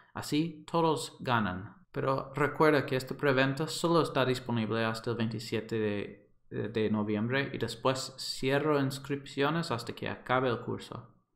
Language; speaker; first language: Spanish; non-native, fluent; English